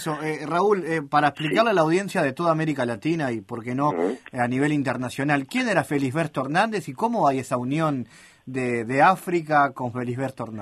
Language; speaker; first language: Spanish; native; Spanish